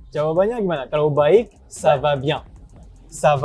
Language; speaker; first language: Indonesian; non-native, fluent; French